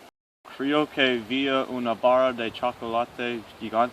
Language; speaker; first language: Spanish; non-native, learner; English